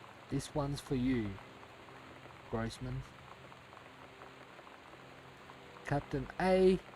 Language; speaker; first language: English; native; English